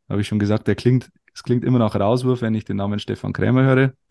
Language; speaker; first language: German; native; German